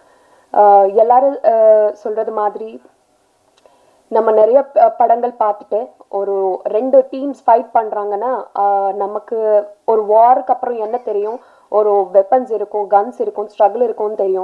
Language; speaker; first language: Tamil; non-native, learner; Telugu